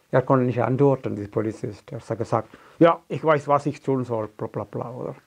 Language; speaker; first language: German; non-native, fluent; Malayalam